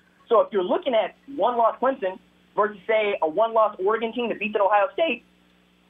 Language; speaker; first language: English; native; English